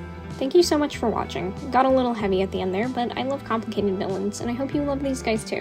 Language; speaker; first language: English; native; English